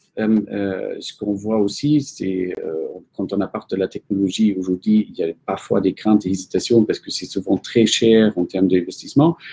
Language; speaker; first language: French; non-native, fluent; German